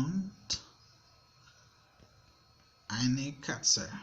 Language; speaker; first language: German; non-native, learner; Haitian Creole